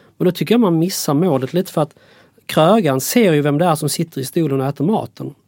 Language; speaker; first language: Swedish; native; Swedish